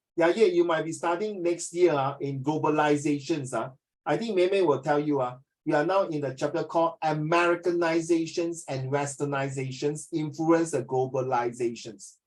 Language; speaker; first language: English; non-native, local second language; Chinese